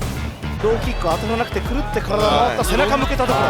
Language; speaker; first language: Japanese; native; Japanese